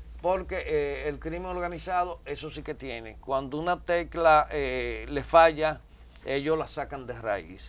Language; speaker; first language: Spanish; native; Spanish